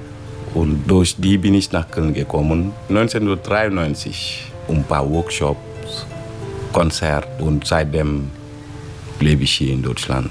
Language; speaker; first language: German; non-native, local second language; Wolof